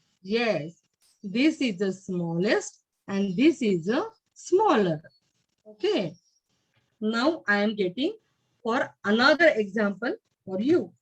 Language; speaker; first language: English; non-native, learner; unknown